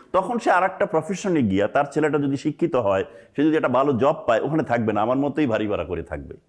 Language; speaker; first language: Bangla; native; Bangla